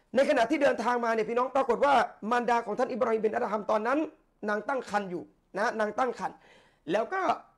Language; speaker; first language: Thai; non-native, local second language; Malay